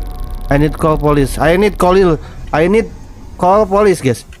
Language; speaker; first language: English; non-native, learner; Indonesian